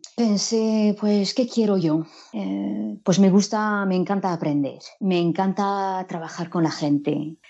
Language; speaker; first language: Spanish; non-native, fluent; French